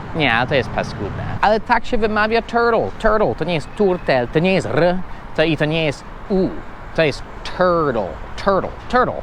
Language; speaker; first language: Polish; non-native, fluent; English